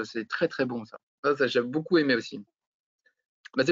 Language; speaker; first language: French; native; French